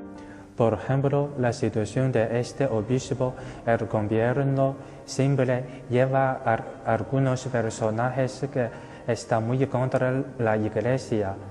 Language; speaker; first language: Spanish; non-native, fluent; Chinese